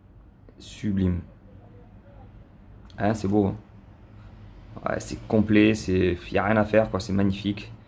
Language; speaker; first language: French; native; French